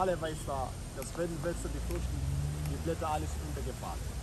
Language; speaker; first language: German; non-native, learner; Swahili